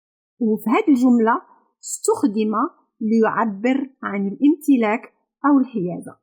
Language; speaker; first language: Arabic; native; Arabic